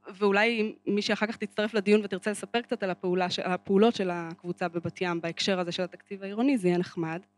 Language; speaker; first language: Hebrew; native; Hebrew